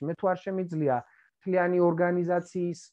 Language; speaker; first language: Georgian; native; Georgian